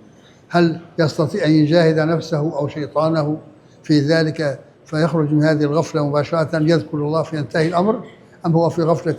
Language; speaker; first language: Arabic; native; Arabic